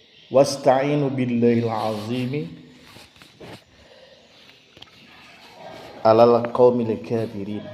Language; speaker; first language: Arabic; non-native, fluent; Banjar